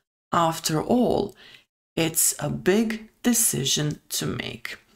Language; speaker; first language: English; non-native, fluent; Serbian